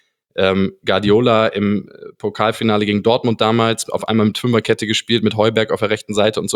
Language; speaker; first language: German; native; German